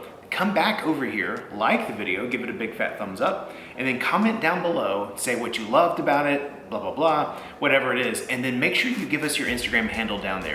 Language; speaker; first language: English; native; English